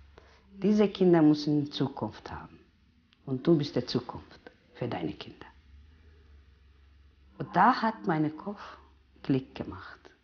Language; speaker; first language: German; non-native, fluent; Romany